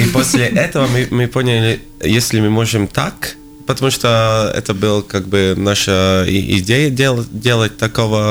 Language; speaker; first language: Russian; non-native, local second language; Latvian